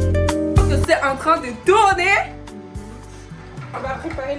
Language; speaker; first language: French; native; French